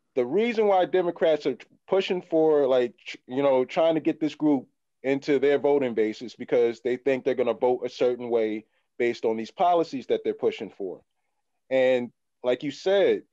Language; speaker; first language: English; native; English